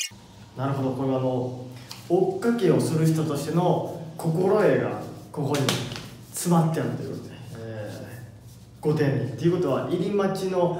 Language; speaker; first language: Japanese; native; Japanese